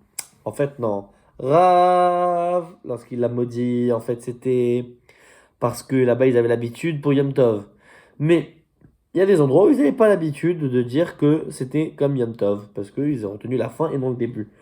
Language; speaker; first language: French; native; French